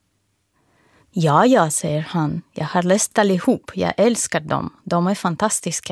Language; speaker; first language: Swedish; non-native, fluent; Russian